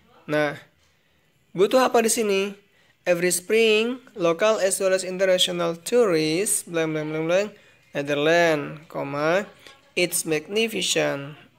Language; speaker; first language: English; non-native, fluent; Indonesian